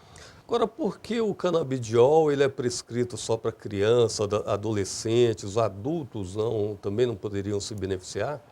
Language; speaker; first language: Portuguese; native; Portuguese